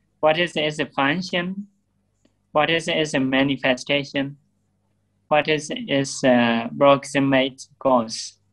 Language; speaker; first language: English; non-native, learner; Burmese